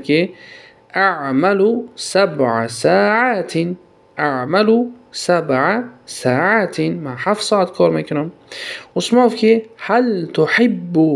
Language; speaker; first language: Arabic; non-native, fluent; Tajik